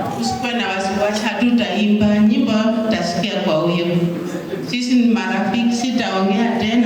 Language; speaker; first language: Swahili; native; Swahili